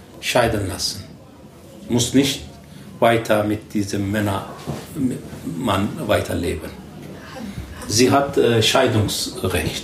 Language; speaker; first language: German; non-native, learner; Turkish